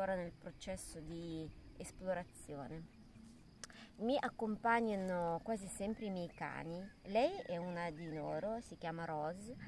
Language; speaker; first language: Italian; non-native, fluent; Russian